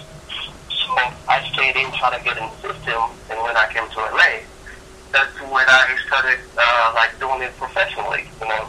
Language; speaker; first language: English; non-native, local second language; Ganda